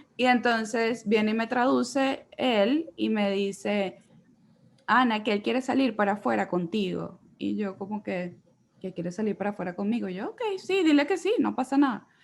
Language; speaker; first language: Spanish; native; Spanish